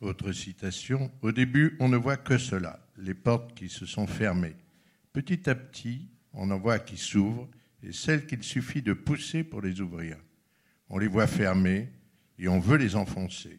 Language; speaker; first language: French; native; French